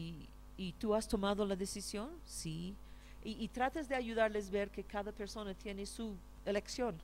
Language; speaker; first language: Spanish; non-native, fluent; English